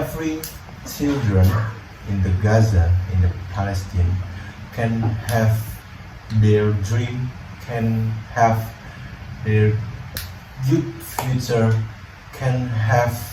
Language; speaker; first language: English; non-native, learner; Indonesian